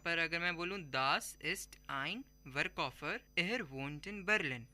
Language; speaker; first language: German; non-native, learner; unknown